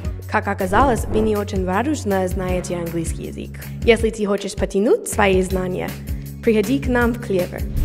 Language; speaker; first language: Russian; non-native, learner; English